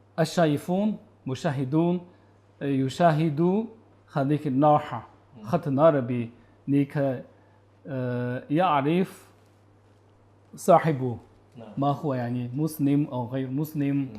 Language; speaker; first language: Arabic; non-native, learner; Chinese